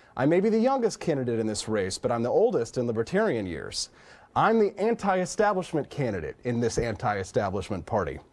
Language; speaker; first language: English; native; English